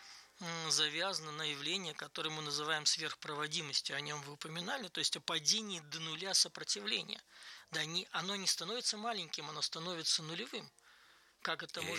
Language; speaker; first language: Russian; native; Russian